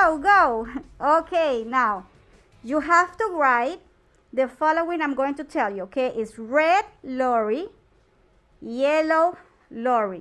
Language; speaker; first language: English; non-native, fluent; Spanish